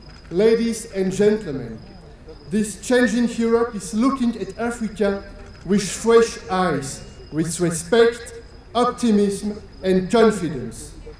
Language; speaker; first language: English; non-native, fluent; French